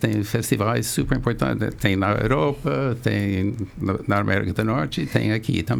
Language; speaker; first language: Portuguese; non-native, fluent; English